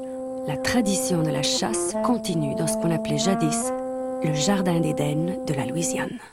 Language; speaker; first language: French; native; French